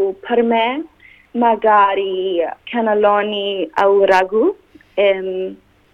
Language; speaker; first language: Italian; non-native, learner; English